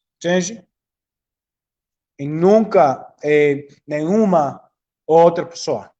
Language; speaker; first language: Portuguese; non-native, learner; English